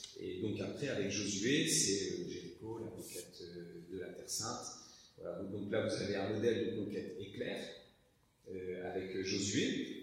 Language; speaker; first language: French; native; French